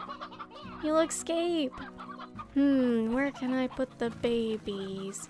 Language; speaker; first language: English; native; English